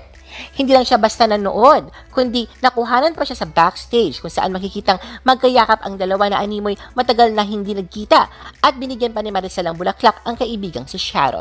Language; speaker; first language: Filipino; native; Filipino